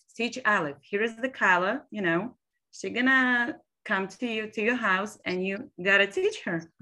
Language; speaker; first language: English; non-native, fluent; Hebrew